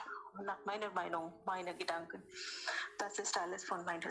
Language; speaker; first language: German; non-native, learner; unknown